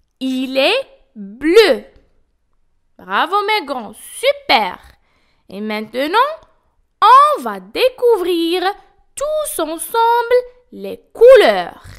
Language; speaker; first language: French; non-native, local second language; Arabic